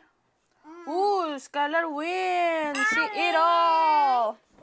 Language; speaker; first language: English; non-native, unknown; Indonesian